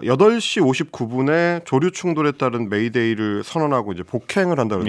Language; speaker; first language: Korean; native; Korean